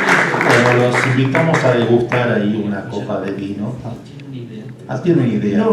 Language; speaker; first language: Spanish; native; Spanish